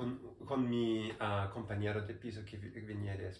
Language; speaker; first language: Spanish; non-native, learner; German